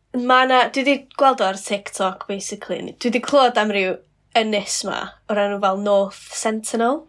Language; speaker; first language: Welsh; non-native, fluent; English